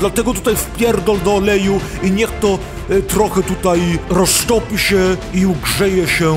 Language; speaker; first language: Polish; early bilingual, heritage; Polish